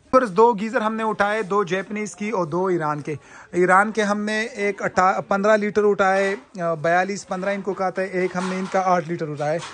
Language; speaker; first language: Urdu; non-native, local second language; Pashto